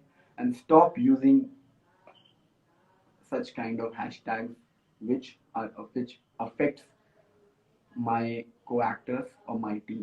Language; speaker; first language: English; non-native, local second language; Hindi